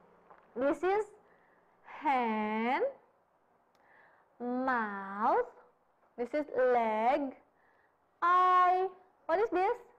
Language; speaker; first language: English; non-native, fluent; Indonesian